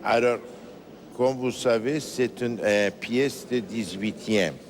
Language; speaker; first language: French; non-native, fluent; Turkish